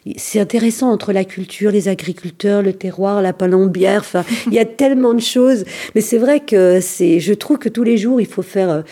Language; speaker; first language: French; early bilingual, other home language; Arabic